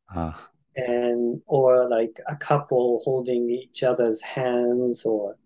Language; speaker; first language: English; non-native, fluent; Japanese